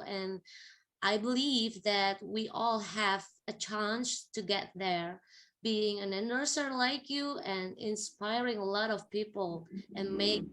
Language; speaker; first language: English; non-native, fluent; Indonesian